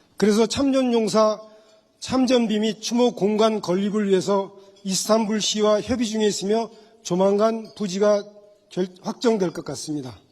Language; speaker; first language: Korean; native; Korean